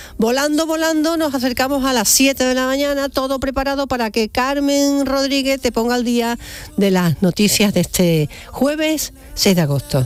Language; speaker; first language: Spanish; native; Spanish